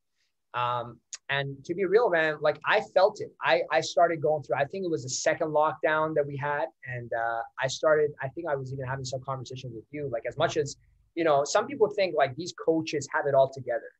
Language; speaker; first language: English; non-native, fluent; Persian